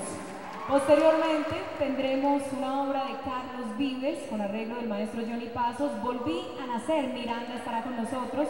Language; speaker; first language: Spanish; native; Spanish